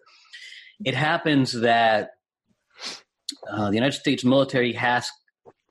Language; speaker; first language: English; non-native, fluent; Spanish